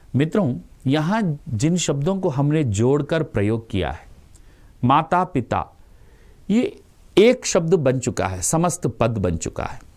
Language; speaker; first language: Hindi; non-native, local second language; Telugu